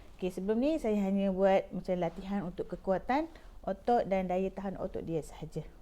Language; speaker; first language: Malay; native; Malay